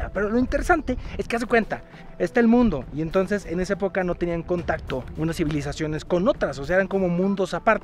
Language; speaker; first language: Spanish; native; Spanish